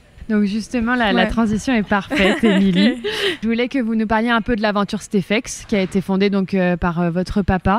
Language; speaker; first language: French; native; French